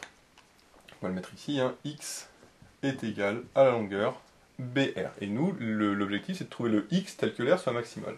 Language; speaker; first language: French; native; French